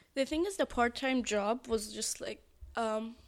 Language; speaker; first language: English; non-native, fluent; Persian